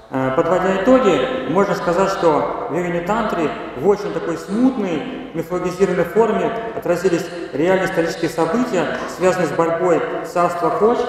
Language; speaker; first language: Russian; native; Russian